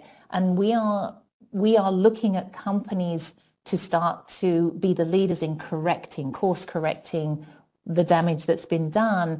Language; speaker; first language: English; native; English